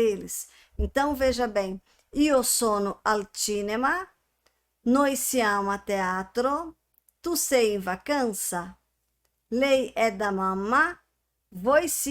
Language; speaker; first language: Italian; non-native, fluent; Portuguese